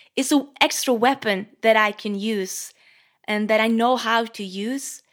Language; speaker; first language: English; non-native, fluent; Norwegian